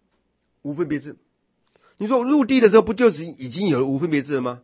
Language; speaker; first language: Chinese; native; Chinese